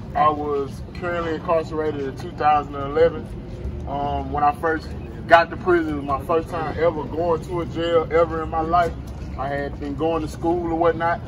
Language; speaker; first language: English; native; English